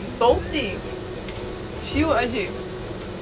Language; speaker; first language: Japanese; non-native, learner; English